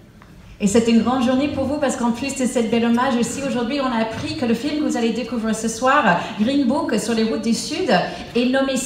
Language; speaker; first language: French; native; French